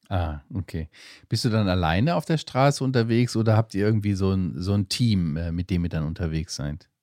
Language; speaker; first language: German; native; German